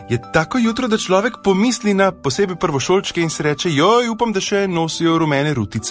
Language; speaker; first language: Slovenian; native; Slovenian